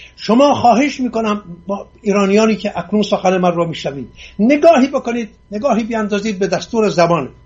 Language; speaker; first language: Persian; non-native, local second language; Assyrian Neo-Aramaic